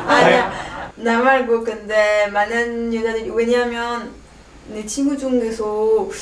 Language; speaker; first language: Korean; non-native, learner; French